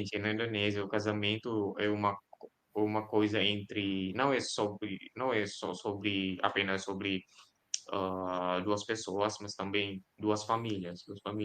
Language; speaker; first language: Portuguese; non-native, fluent; Indonesian